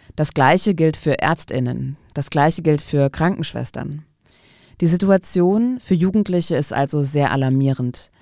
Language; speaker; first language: German; non-native, fluent; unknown